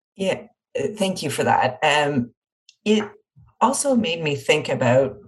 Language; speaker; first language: English; native; English